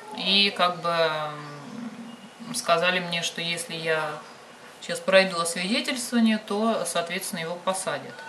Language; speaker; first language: Russian; native; Russian